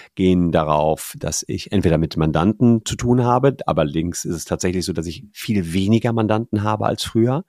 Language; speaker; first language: German; native; German